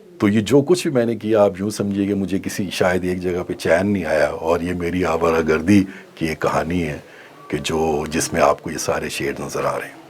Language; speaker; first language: Urdu; non-native, local second language; Punjabi